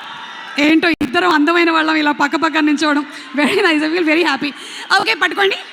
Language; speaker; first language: Telugu; native; Telugu